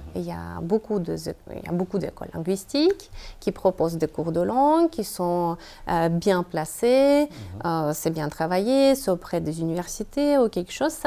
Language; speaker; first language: French; non-native, fluent; Russian